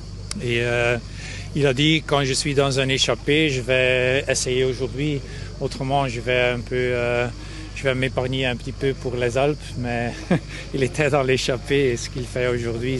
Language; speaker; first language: French; non-native, local second language; Dutch